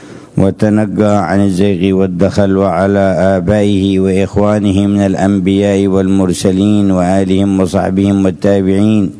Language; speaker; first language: Arabic; native; Arabic